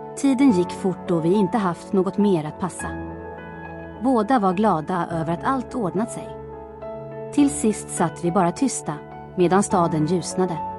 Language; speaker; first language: Swedish; non-native, fluent; Croatian